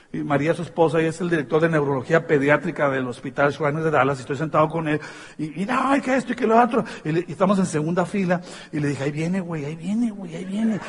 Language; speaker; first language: Spanish; native; Spanish